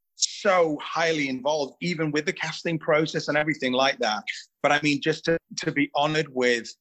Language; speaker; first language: English; native; English